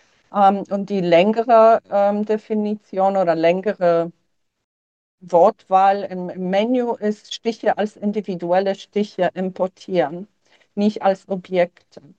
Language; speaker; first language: German; non-native, fluent; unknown